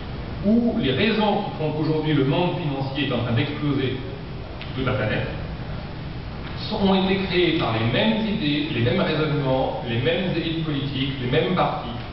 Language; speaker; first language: French; native; French